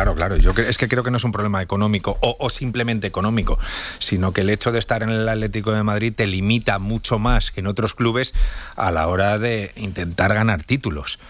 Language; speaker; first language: Spanish; native; Spanish